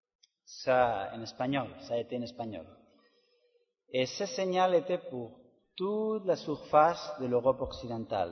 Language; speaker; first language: French; non-native, learner; Spanish